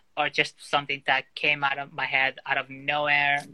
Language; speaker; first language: English; non-native, fluent; Portuguese